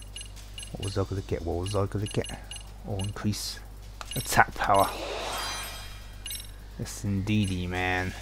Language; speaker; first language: English; native; English